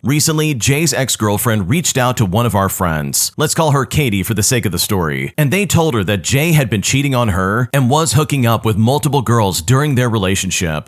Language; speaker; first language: English; native; English